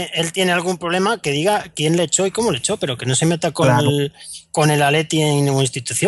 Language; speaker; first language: Spanish; native; Spanish